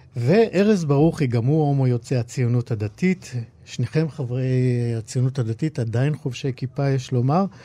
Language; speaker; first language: Hebrew; native; Hebrew